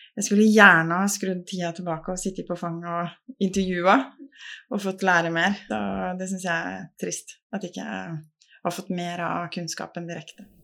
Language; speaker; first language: Norwegian; native; Norwegian